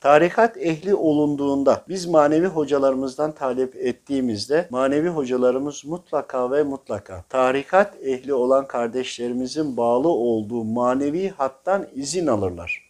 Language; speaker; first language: Turkish; native; Turkish